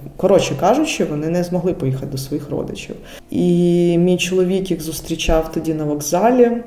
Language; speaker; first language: Ukrainian; non-native, local second language; Russian